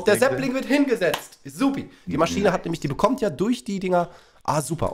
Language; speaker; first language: German; native; German